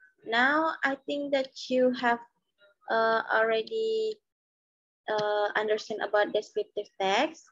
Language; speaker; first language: English; non-native, learner; Indonesian